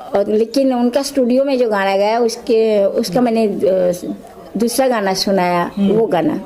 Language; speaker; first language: Hindi; non-native, local second language; Bangla